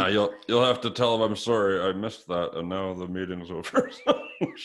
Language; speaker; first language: English; native; English